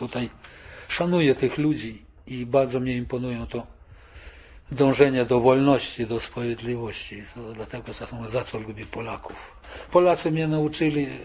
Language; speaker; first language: Polish; non-native, fluent; Russian